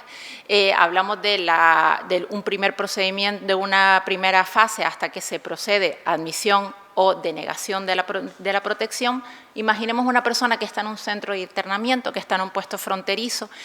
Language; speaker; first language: Spanish; native; Spanish